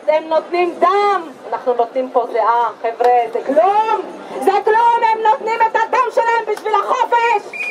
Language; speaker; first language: Hebrew; non-native, local second language; Arabic